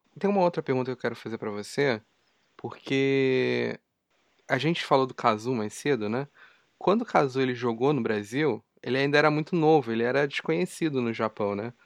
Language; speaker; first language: Portuguese; native; Portuguese